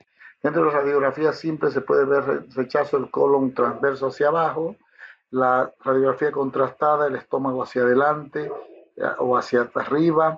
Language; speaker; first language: Spanish; native; Spanish